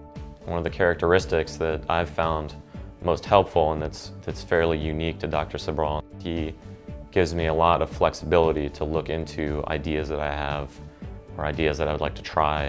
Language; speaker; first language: English; native; English